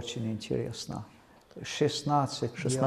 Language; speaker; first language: Russian; non-native, fluent; Swedish